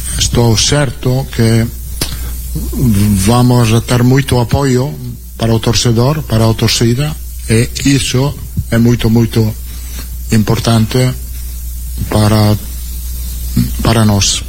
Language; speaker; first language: Portuguese; non-native, learner; Italian